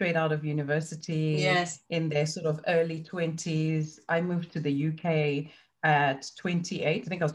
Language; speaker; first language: English; non-native, local second language; Shona